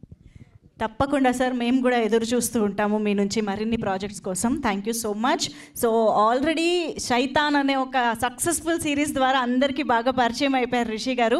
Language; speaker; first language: Telugu; native; Telugu